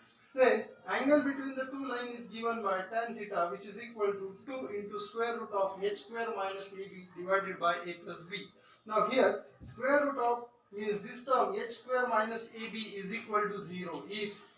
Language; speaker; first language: English; non-native, local second language; Marathi